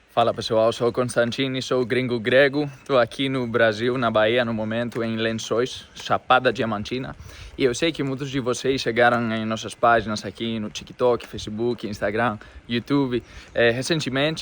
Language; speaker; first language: Portuguese; non-native, fluent; Greek